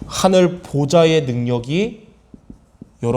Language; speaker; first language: Korean; native; Korean